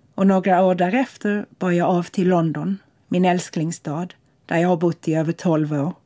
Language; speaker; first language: Swedish; non-native, fluent; English